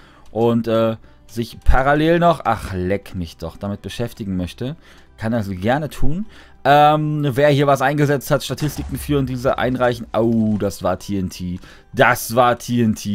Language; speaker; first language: German; native; German